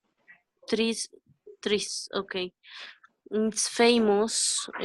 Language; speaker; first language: English; non-native, learner; Spanish